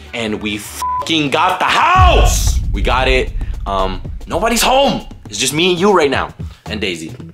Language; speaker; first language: English; early bilingual, other home language; Spanish